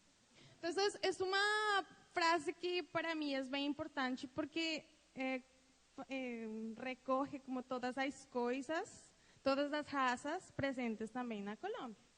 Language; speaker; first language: Portuguese; non-native, fluent; Spanish